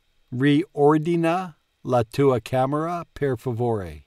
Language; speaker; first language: Italian; non-native, learner; English